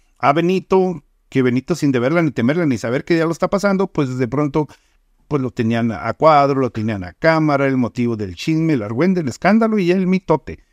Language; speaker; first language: Spanish; native; Spanish